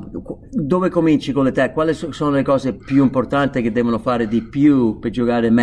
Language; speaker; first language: Italian; non-native, fluent; English